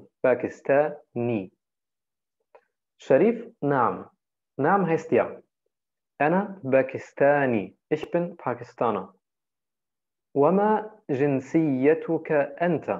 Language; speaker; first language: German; early bilingual, other home language; Turkish